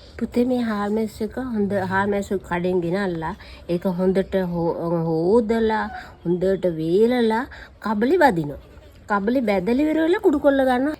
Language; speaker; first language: Sinhala; native; Sinhala